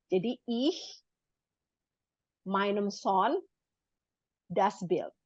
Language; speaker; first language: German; non-native, fluent; Indonesian